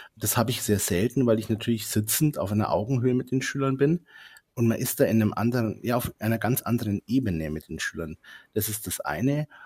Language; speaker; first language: German; native; German